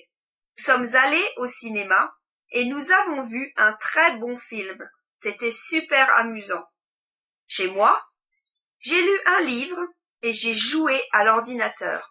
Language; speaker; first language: French; non-native, learner; English